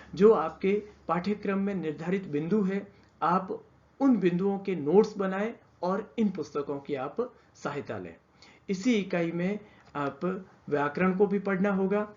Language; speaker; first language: Hindi; native; Hindi